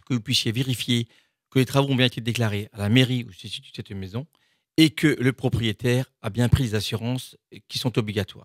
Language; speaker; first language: French; native; French